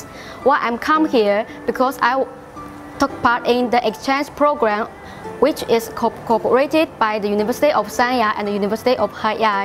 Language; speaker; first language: English; non-native, learner; Chinese